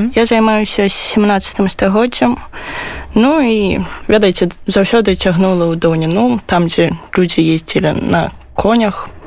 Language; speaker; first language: Belarusian; non-native, local second language; Russian